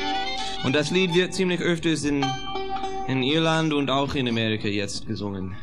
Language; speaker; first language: German; non-native, fluent; English